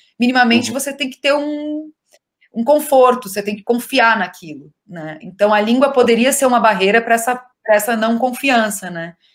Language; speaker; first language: Portuguese; native; Portuguese